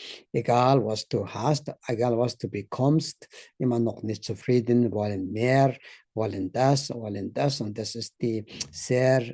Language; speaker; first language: German; non-native, learner; Tibetan